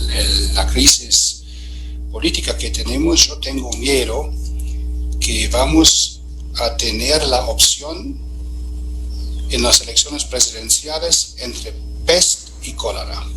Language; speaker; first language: Spanish; non-native, fluent; German